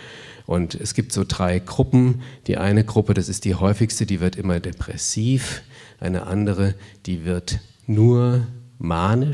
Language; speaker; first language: German; native; German